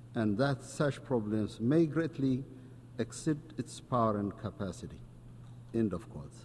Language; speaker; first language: English; non-native, local second language; Amharic